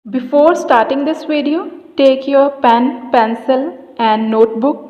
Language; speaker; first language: English; non-native, local second language; Punjabi